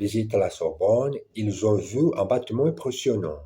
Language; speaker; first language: French; non-native, learner; Portuguese